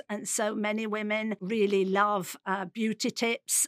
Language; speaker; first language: English; native; English